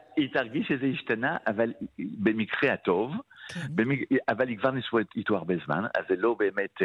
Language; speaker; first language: Hebrew; non-native, fluent; French